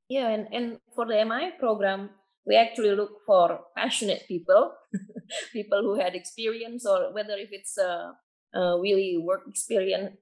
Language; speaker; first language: English; non-native, fluent; Indonesian